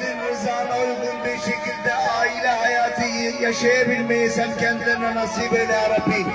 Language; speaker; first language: Turkish; native; Turkish